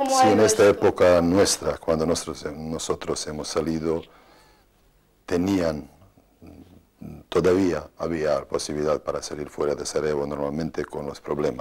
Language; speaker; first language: Spanish; non-native, fluent; Bosnian